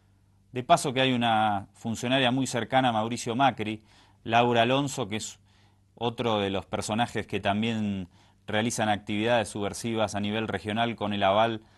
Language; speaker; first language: Spanish; native; Spanish